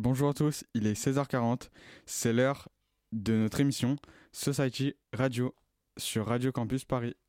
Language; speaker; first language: French; native; French